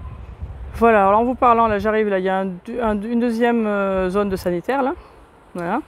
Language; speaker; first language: French; native; French